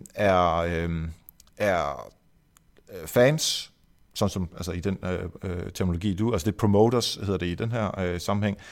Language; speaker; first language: Danish; native; Danish